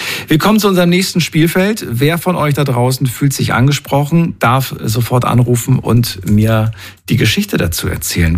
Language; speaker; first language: German; native; German